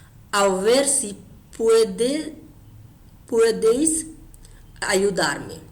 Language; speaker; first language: Spanish; non-native, fluent; Hindi